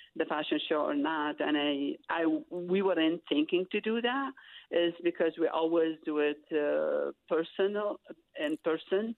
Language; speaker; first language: English; non-native, fluent; Arabic